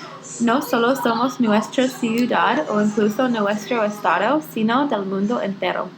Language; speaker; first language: Spanish; non-native, learner; English